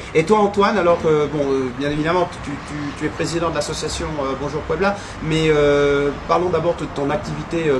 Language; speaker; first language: French; native; French